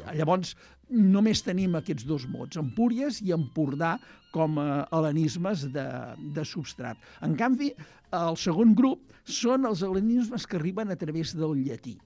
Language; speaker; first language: Catalan; native; Catalan